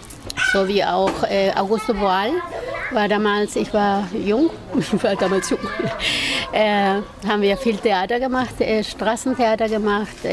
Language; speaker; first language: German; non-native, fluent; Spanish